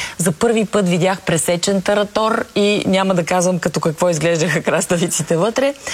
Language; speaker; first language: Bulgarian; native; Bulgarian